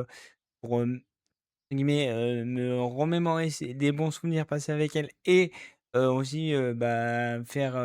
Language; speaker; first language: French; native; French